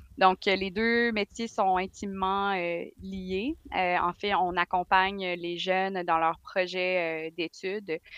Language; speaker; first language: French; native; French